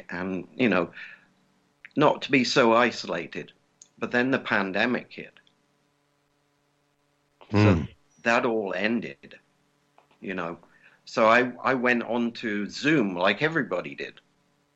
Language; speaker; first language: English; native; English